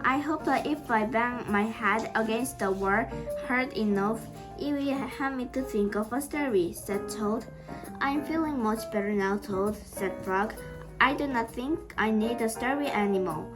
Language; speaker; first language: English; non-native, learner; Korean